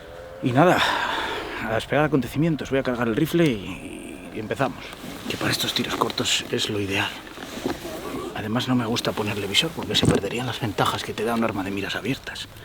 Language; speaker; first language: Spanish; native; Spanish